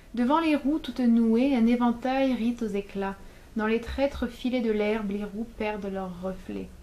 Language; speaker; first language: French; native; French